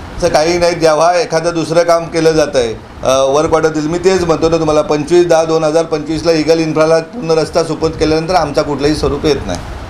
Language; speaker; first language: Marathi; native; Marathi